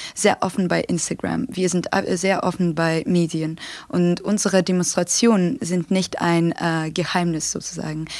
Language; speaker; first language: German; non-native, fluent; Ukrainian